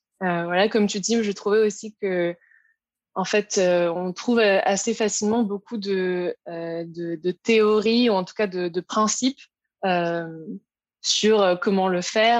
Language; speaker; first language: French; native; French